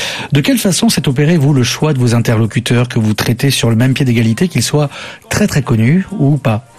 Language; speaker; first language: French; native; French